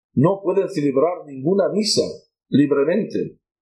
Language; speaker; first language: Spanish; non-native, fluent; Arabic